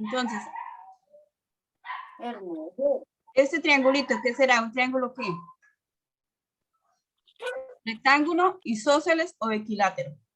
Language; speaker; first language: Spanish; native; Spanish